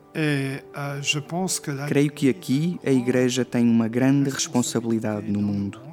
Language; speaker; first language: Portuguese; non-native, fluent; Luxembourgish